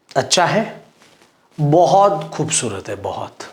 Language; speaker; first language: Hindi; non-native, local second language; Marathi